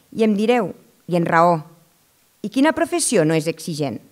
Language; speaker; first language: Catalan; native; Catalan